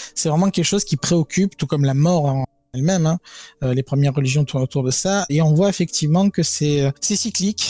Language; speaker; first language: French; native; French